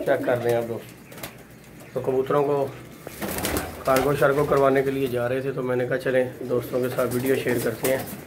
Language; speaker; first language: Hindi; non-native, local second language; Punjabi